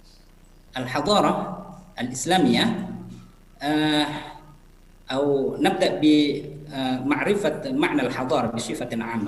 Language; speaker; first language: Arabic; non-native, fluent; Indonesian